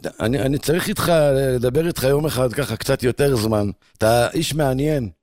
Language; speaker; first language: Hebrew; native; Hebrew